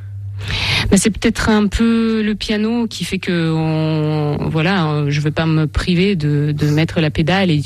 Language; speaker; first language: French; non-native, fluent; Russian